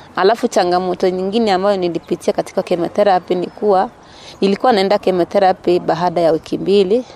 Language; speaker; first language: Swahili; non-native, local second language; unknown